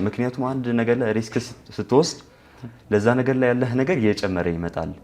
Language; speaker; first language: Amharic; non-native, local second language; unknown